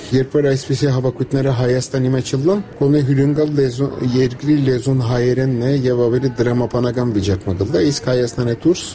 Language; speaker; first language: Armenian; native; Armenian